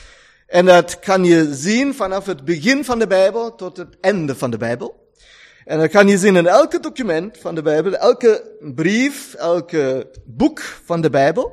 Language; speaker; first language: Dutch; non-native, learner; German